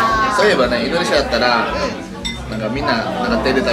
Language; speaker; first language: Japanese; non-native, fluent; Indonesian